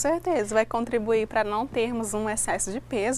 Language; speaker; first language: Portuguese; native; Portuguese